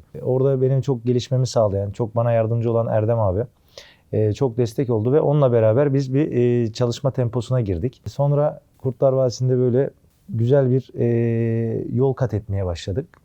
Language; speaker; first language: Turkish; native; Turkish